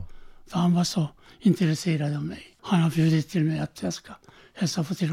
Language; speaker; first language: Swedish; non-native, learner; Korean